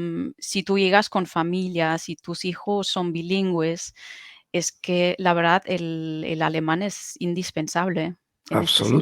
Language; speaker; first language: Spanish; non-native, fluent; German